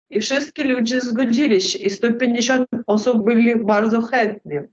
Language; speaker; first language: Polish; non-native, learner; Russian